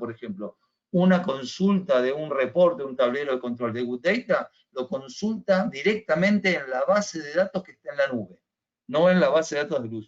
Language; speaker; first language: Spanish; native; Spanish